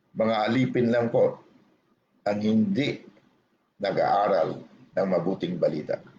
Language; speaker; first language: Filipino; non-native, local second language; Hiligaynon